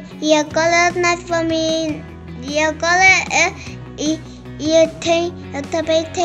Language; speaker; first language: Portuguese; early bilingual, heritage; Portuguese